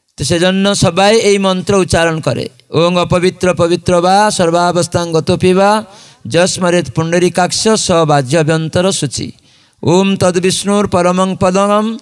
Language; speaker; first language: Bangla; non-native, fluent; Odia